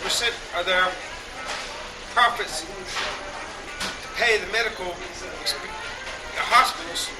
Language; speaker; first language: English; native; English